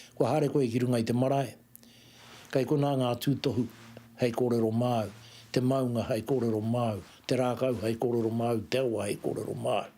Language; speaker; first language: Māori; native; Māori